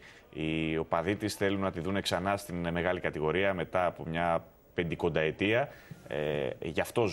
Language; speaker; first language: Greek; native; Greek